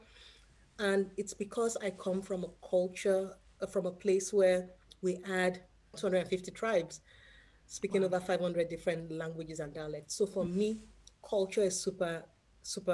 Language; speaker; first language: English; non-native, local second language; Yoruba